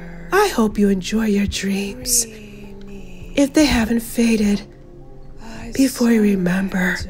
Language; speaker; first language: English; native; English